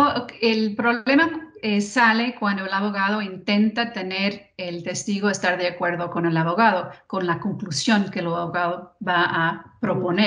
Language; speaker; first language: Spanish; non-native, fluent; English